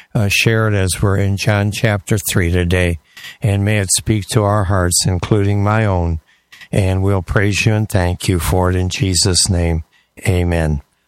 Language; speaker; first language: English; native; English